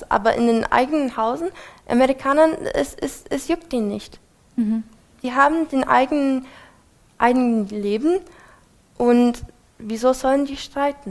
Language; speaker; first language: German; non-native, fluent; English